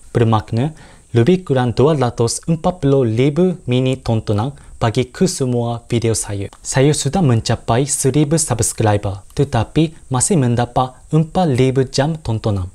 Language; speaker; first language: Malay; non-native, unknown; Japanese